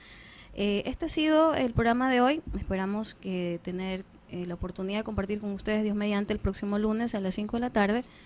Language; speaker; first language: Spanish; native; Spanish